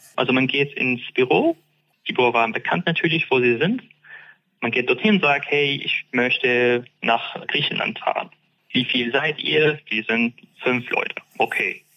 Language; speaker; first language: German; non-native, fluent; Arabic